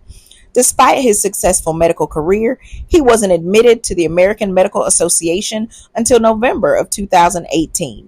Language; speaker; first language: English; native; English